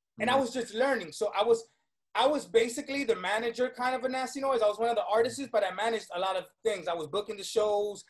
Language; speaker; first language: English; early bilingual, other home language; Spanish